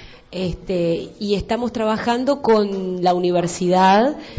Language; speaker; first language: Spanish; native; Spanish